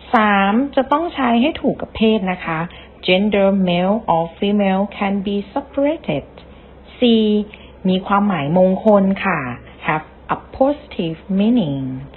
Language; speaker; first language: Thai; native; Thai